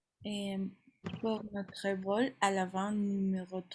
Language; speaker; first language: French; non-native, learner; Spanish